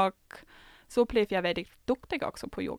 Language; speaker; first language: Swedish; non-native, fluent; German